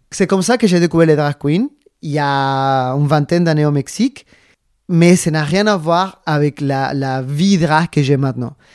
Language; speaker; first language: French; non-native, fluent; Spanish